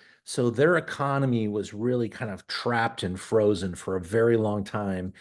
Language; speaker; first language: English; native; English